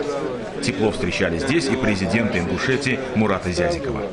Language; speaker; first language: Russian; native; Russian